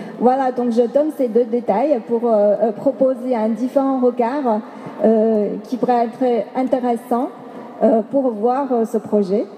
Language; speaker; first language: French; non-native, fluent; Chinese